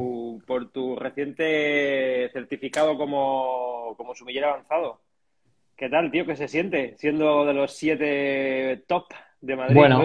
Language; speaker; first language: Spanish; native; Spanish